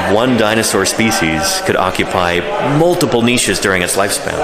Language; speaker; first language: English; native; English